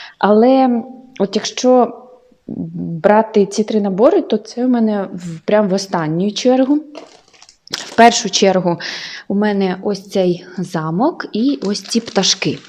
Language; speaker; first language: Ukrainian; native; Ukrainian